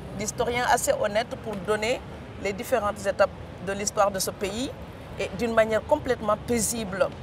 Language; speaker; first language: French; non-native, local second language; Serer